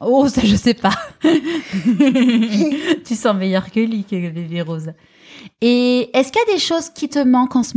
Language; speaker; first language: French; native; French